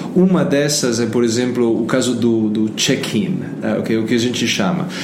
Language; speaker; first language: Portuguese; non-native, fluent; Italian